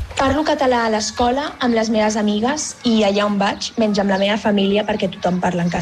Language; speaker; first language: Catalan; non-native, local second language; Spanish